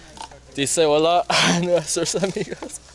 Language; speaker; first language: Spanish; non-native, learner; English